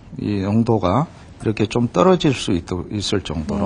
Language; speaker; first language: Korean; native; Korean